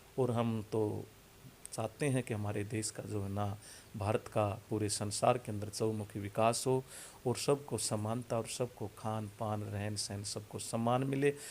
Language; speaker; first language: Hindi; native; Hindi